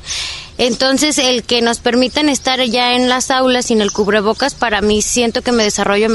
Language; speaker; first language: Spanish; native; Spanish